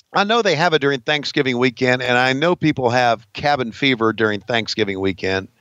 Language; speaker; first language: English; native; English